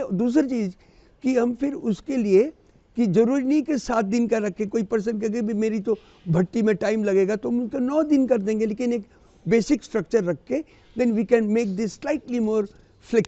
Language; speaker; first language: Hindi; native; Hindi